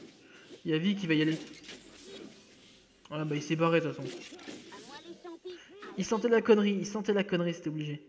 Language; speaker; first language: French; native; French